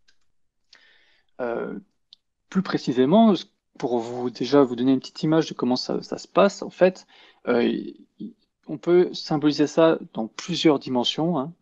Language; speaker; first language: French; native; French